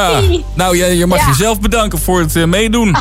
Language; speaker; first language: Dutch; native; Dutch